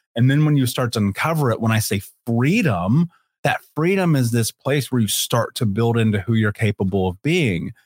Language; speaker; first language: English; native; English